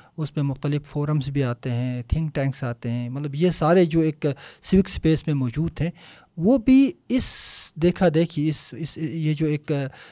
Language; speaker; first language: Urdu; non-native, local second language; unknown